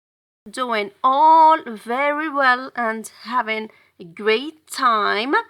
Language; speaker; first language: English; non-native, fluent; French